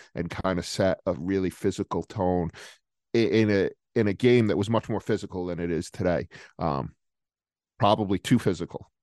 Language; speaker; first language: English; native; English